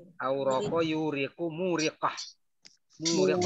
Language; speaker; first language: Arabic; non-native, fluent; Indonesian